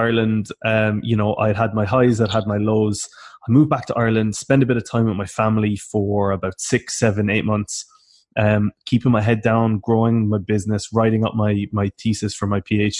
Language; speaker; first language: English; native; English